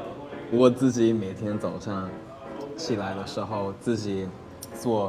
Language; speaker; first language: Chinese; non-native, fluent; English